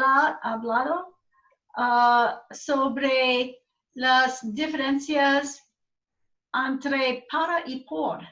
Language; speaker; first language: Spanish; non-native, learner; English